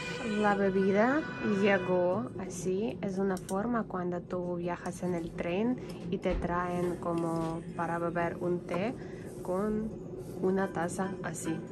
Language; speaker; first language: Spanish; non-native, learner; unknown